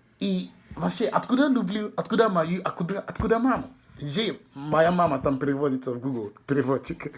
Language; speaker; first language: Russian; non-native, fluent; English